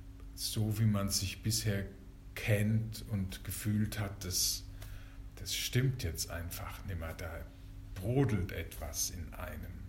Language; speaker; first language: German; native; German